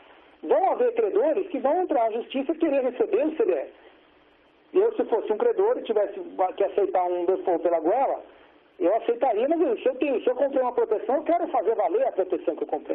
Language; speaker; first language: Portuguese; native; Portuguese